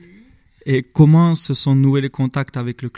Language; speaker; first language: French; native; French